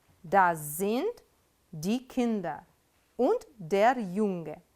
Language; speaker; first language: German; non-native, fluent; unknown